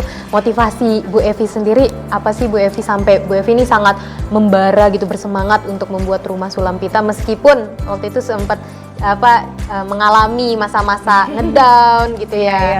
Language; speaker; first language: Indonesian; native; Indonesian